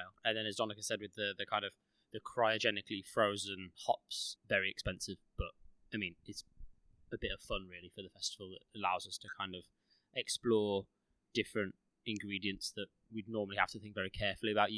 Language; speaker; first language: English; native; English